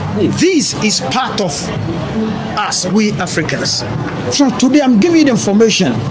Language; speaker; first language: English; non-native, local second language; Ga